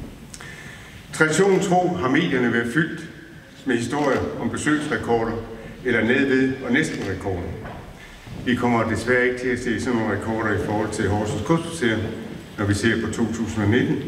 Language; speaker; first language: Danish; native; Danish